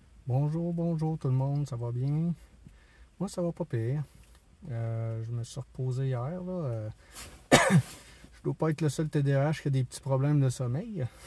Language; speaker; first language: French; native; French